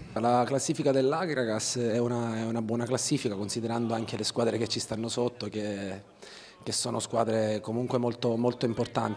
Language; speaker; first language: Italian; native; Italian